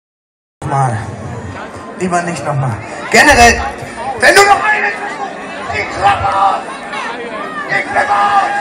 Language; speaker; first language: German; native; German